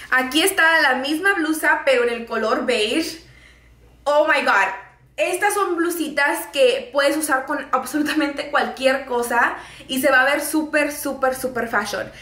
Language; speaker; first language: Spanish; early bilingual, heritage; Spanish